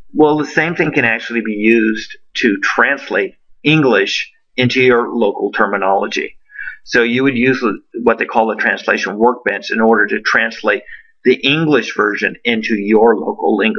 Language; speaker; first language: English; native; English